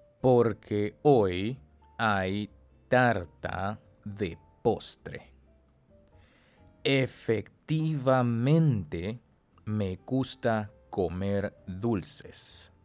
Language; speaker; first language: Spanish; non-native, fluent; Chinese